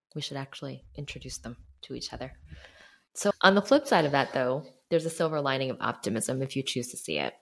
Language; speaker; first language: English; early bilingual, other home language; Chinese